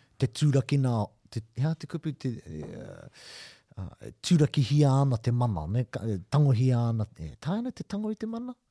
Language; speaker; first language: Māori; non-native, local second language; English